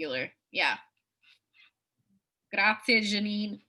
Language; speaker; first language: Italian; non-native, fluent; English